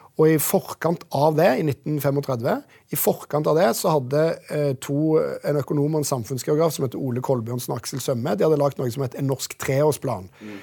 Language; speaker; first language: Norwegian; native; Norwegian